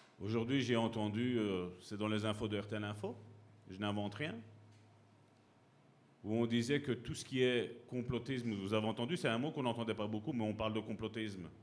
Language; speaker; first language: French; native; French